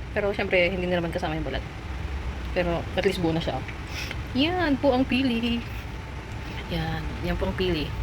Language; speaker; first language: Filipino; non-native, local second language; Bikol